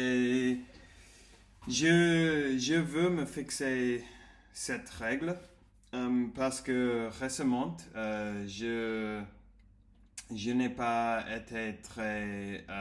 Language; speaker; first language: French; non-native, learner; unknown